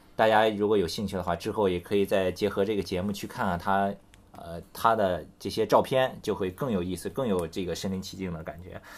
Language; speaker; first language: Chinese; native; Chinese